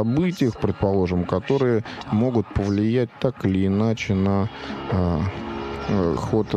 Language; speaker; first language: Russian; native; Russian